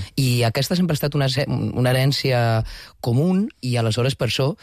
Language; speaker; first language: Catalan; non-native, local second language; Spanish